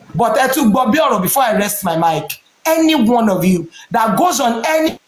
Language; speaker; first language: English; non-native, local second language; Yoruba